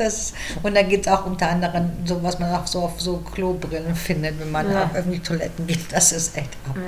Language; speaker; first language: German; native; German